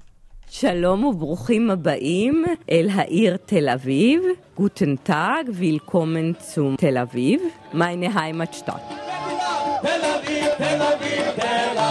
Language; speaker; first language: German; non-native, fluent; Hebrew